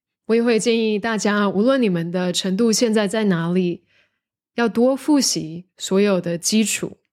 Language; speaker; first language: Chinese; native; Chinese